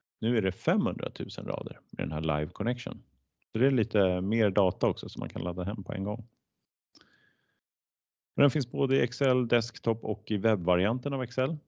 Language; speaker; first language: Swedish; native; Swedish